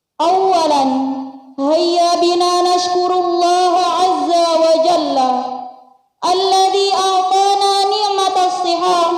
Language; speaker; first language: Arabic; non-native, learner; Sasak